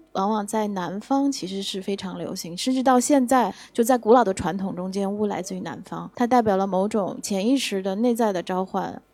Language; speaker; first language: Chinese; early bilingual, other home language; Cantonese